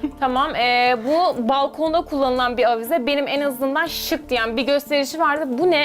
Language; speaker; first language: Turkish; native; Turkish